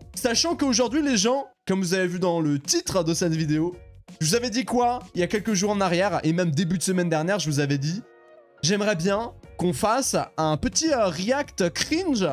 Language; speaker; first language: French; native; French